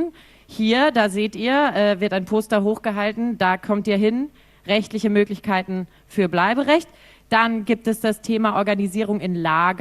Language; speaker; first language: German; native; German